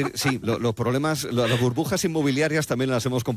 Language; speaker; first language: Spanish; native; Spanish